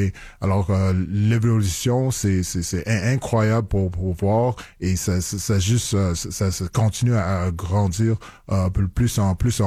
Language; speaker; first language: French; non-native, local second language; English